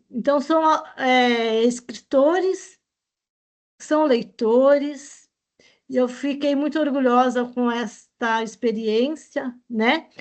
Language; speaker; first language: Portuguese; native; Portuguese